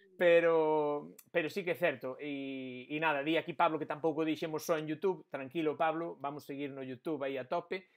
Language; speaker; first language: Galician; non-native, local second language; Spanish